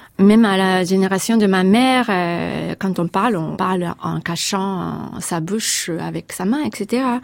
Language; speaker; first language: French; non-native, fluent; Japanese